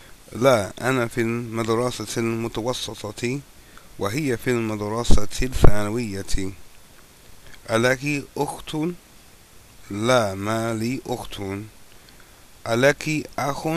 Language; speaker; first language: Arabic; non-native, fluent; English